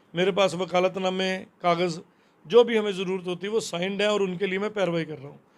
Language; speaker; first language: Hindi; non-native, local second language; Punjabi